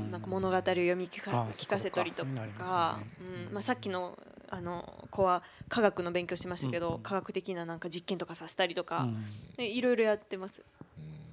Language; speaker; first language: Japanese; native; Japanese